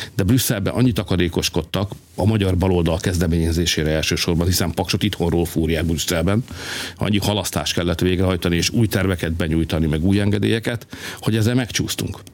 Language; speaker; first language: Hungarian; native; Hungarian